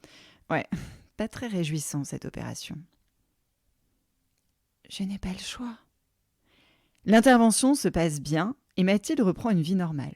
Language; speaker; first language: French; native; French